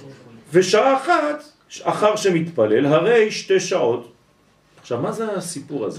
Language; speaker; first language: Hebrew; non-native, fluent; French